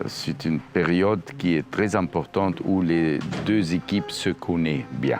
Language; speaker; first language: French; non-native, fluent; Arabic